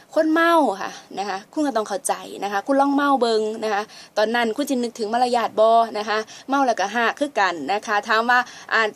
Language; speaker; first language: Thai; native; Thai